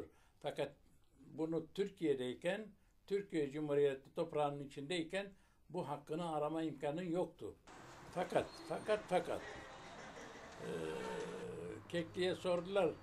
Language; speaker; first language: Turkish; non-native, local second language; Turoyo